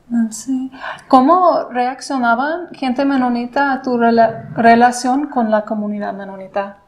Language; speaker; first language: Spanish; non-native, fluent; English